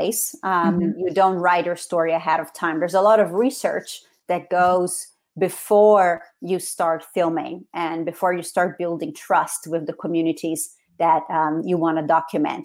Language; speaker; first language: English; non-native, fluent; Portuguese